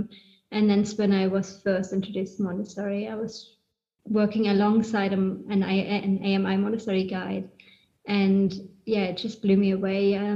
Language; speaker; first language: English; non-native, fluent; German